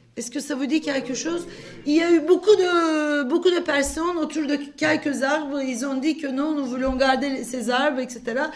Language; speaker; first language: French; non-native, fluent; Turkish